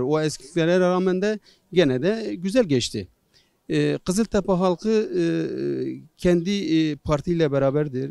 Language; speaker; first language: Turkish; non-native, local second language; Kurdish